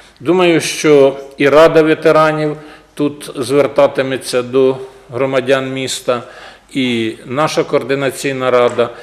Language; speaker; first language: Ukrainian; native; Ukrainian